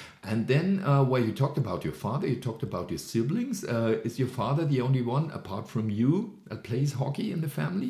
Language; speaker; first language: English; non-native, fluent; German